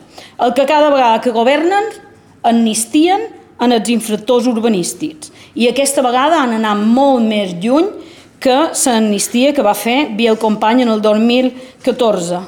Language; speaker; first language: Catalan; native; Catalan